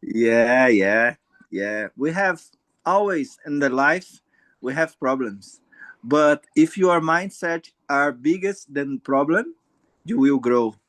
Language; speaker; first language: English; non-native, learner; Portuguese